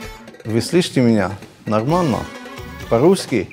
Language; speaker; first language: Russian; non-native, fluent; Arabic